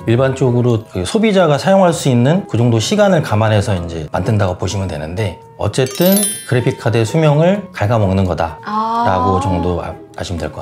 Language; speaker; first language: Korean; native; Korean